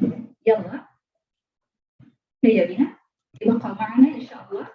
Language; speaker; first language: Arabic; non-native, fluent; Malay